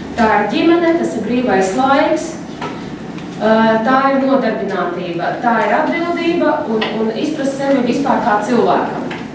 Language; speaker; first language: Latvian; native; Latvian